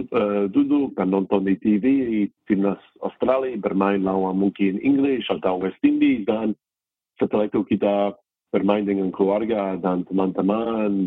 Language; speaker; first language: Indonesian; non-native, fluent; English